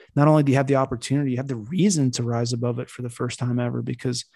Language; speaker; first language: English; native; English